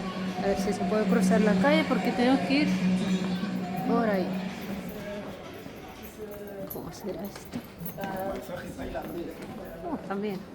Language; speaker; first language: Spanish; non-native, fluent; Russian